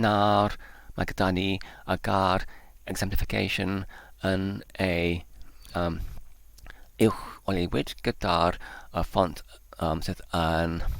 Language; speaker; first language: Welsh; non-native, learner; Polish